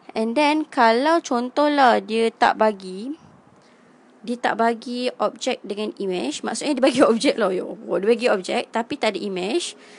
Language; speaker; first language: Malay; native; Malay